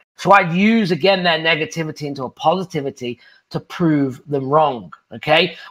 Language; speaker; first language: English; native; English